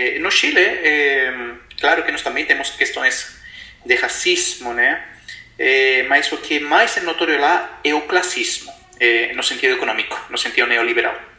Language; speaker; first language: Portuguese; non-native, fluent; Spanish